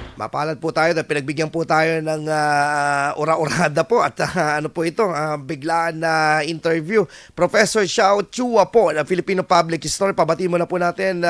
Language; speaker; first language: Filipino; non-native, local second language; Pangasinan